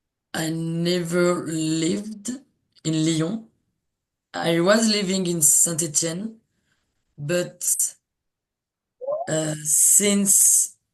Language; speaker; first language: English; non-native, learner; French